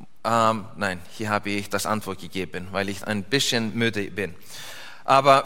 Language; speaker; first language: German; non-native, learner; English